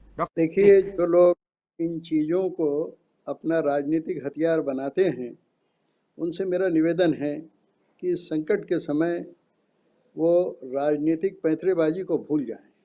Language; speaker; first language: Hindi; native; Hindi